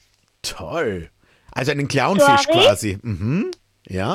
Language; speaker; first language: German; native; German